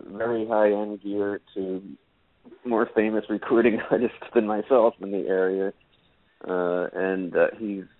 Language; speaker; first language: English; native; English